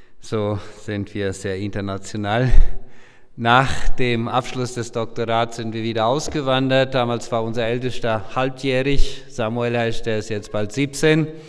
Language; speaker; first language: German; non-native, local second language; Low German